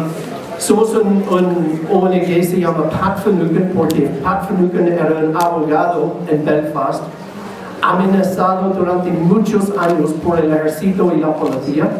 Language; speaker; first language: Spanish; non-native, learner; English